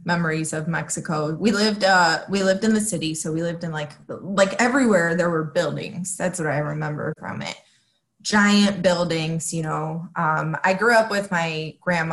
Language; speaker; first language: English; early bilingual, other home language; Spanish